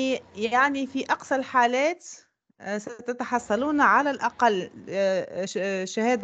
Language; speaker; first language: Arabic; native; Arabic